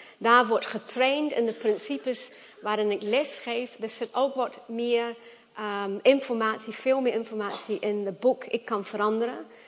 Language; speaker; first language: Dutch; non-native, fluent; English